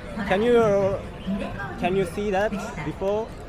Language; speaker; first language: English; non-native, learner; Japanese